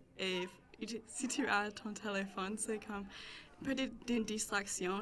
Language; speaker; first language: French; non-native, local second language; English